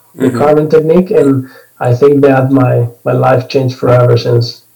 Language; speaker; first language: English; non-native, fluent; Spanish